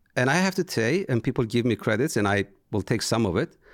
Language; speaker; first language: English; non-native, fluent; Turkish